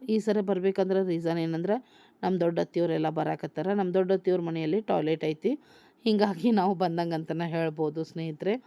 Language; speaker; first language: Kannada; native; Kannada